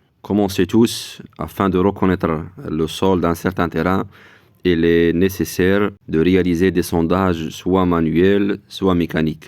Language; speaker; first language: French; non-native, local second language; Arabic